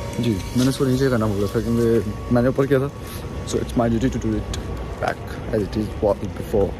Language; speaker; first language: Urdu; native; Urdu